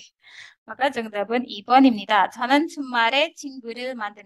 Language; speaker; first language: Korean; non-native, fluent; Indonesian